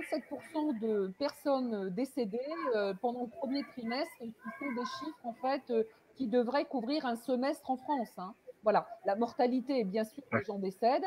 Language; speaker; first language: French; native; French